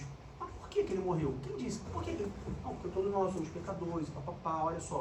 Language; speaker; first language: Portuguese; native; Portuguese